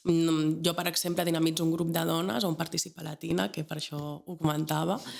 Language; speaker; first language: Catalan; native; Catalan